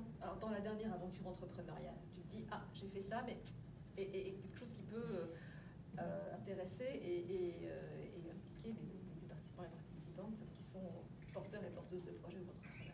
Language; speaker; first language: French; native; French